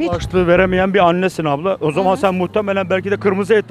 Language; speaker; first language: Turkish; native; Turkish